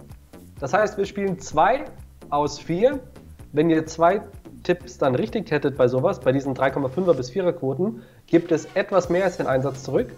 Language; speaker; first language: German; native; German